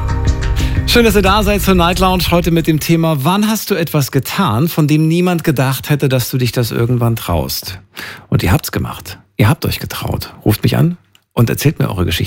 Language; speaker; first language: German; native; German